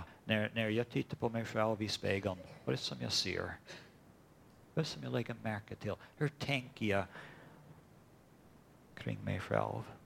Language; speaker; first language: Swedish; non-native, fluent; English